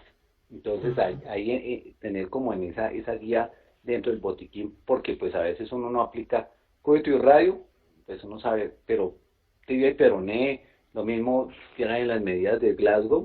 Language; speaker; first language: Spanish; native; Spanish